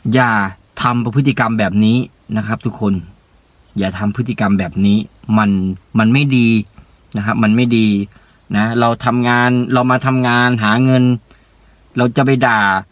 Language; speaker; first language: Thai; native; Thai